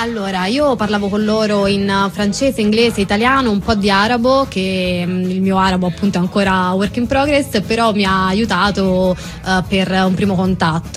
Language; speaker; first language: Italian; non-native, fluent; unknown